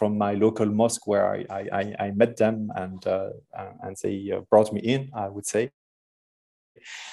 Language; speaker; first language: English; non-native, fluent; French